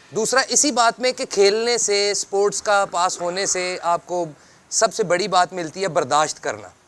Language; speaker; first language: Urdu; non-native, local second language; Punjabi